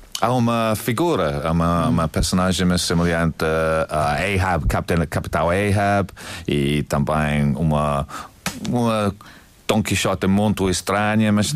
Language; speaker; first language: Portuguese; non-native, learner; English